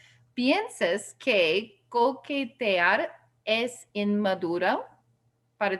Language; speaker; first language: Spanish; non-native, learner; English